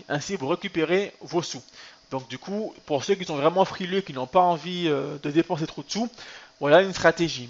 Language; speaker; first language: French; native; French